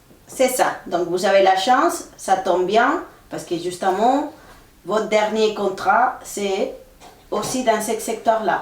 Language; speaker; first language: French; non-native, fluent; Spanish